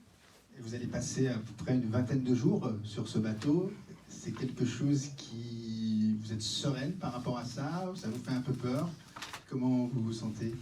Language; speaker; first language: French; native; French